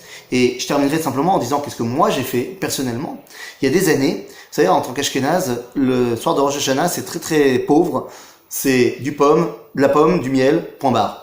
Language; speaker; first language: French; native; French